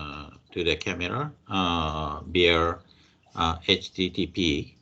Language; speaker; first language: English; non-native, fluent; Japanese